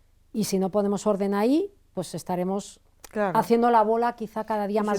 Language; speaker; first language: Spanish; native; Spanish